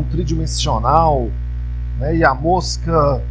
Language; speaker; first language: Portuguese; native; Portuguese